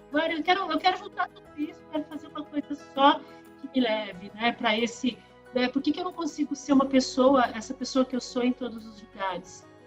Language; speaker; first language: Portuguese; early bilingual, other home language; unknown